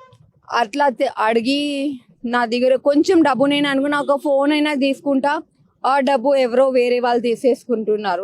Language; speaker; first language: Telugu; non-native, local second language; Hindi